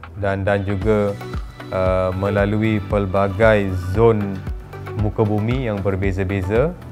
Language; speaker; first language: Malay; non-native, local second language; Tamil